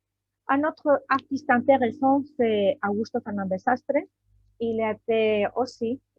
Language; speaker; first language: French; non-native, learner; Spanish